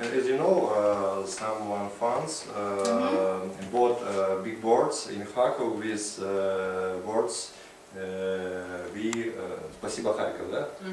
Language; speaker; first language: English; non-native, learner; Russian